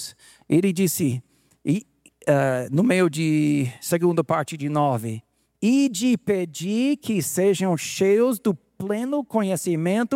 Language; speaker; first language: Portuguese; non-native, fluent; English